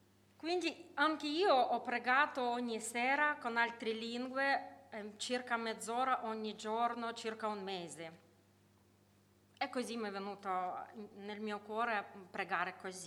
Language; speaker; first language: Italian; non-native, learner; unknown